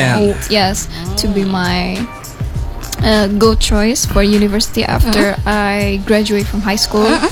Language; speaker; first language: English; non-native, fluent; Indonesian